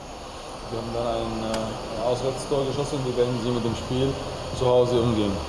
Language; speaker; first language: German; non-native, fluent; Arabic